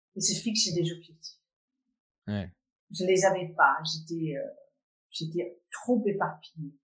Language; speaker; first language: French; non-native, fluent; Danish